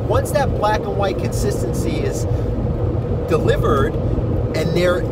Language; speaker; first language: English; native; English